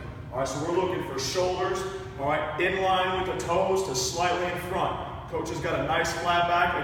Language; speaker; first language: English; native; English